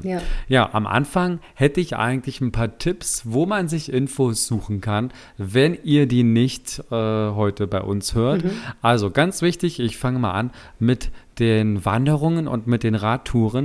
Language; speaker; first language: German; native; German